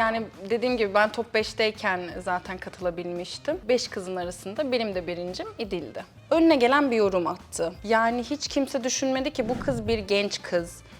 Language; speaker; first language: Turkish; early bilingual, heritage; Turkish